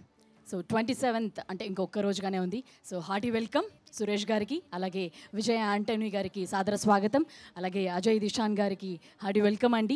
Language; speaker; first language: Telugu; native; Telugu